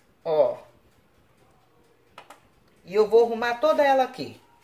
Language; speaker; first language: Portuguese; native; Portuguese